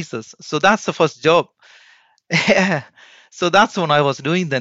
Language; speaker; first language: English; non-native, local second language; Malayalam